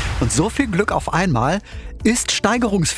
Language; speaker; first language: German; native; German